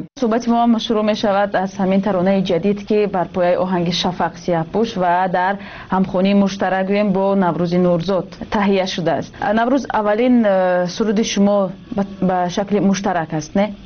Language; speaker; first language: Tajik; native; Tajik